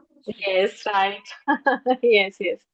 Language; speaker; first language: English; non-native, learner; Hindi